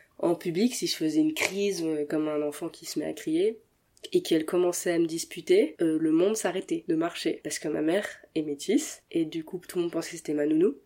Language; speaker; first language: French; native; French